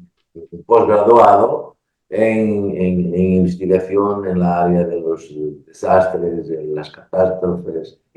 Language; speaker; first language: Spanish; non-native, learner; Portuguese